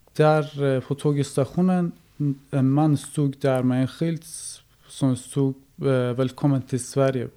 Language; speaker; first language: Swedish; non-native, fluent; Persian